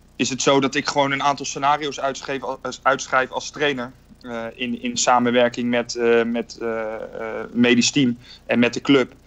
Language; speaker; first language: Dutch; native; Dutch